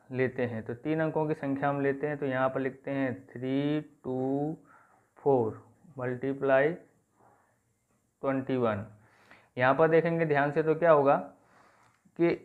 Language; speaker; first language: Hindi; native; Hindi